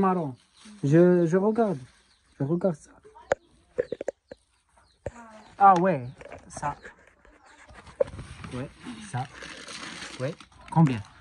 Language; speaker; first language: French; non-native, learner; Arabic